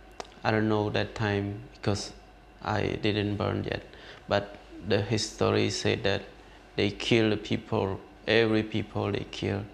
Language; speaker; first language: English; non-native, learner; Khmer